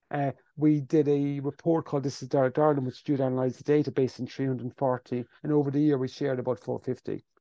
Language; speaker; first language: English; native; English